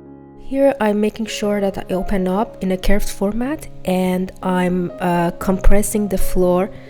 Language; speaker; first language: English; non-native, fluent; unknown